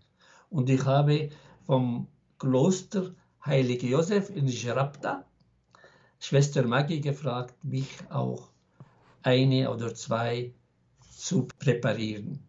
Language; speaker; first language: German; non-native, fluent; Arabic